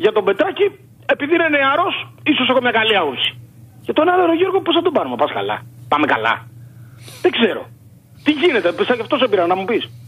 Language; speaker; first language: Greek; native; Greek